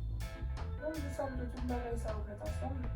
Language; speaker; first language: French; non-native, local second language; Haitian Creole